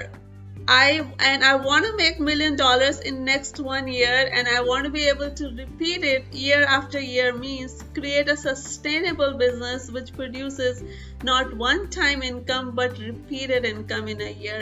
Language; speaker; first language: English; non-native, local second language; Hindi